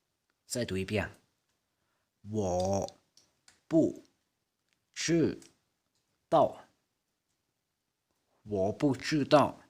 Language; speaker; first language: Chinese; non-native, fluent; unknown